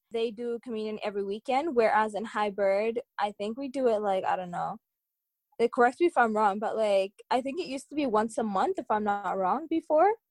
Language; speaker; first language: English; early bilingual, other home language; Tigrinya